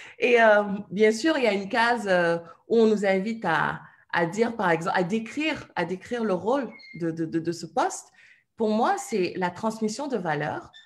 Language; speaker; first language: French; non-native, local second language; Wolof